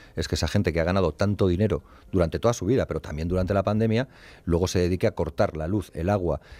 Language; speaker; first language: Spanish; native; Spanish